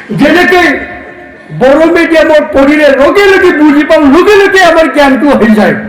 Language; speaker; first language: Assamese; non-native, local second language; Bodo